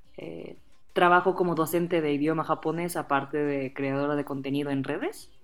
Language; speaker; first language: Spanish; non-native, fluent; Japanese